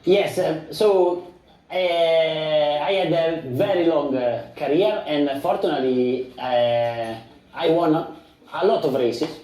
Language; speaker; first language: English; non-native, fluent; Italian